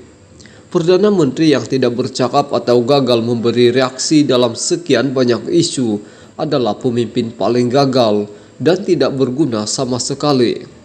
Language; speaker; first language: Malay; native; Malay